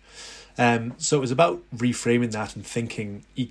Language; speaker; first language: English; native; English